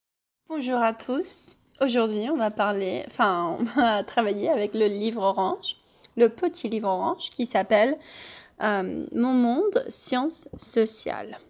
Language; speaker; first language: French; non-native, fluent; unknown